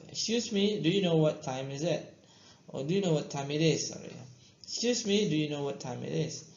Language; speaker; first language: English; non-native, fluent; Indonesian